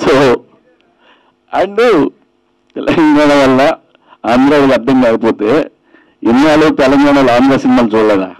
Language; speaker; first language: Telugu; native; Telugu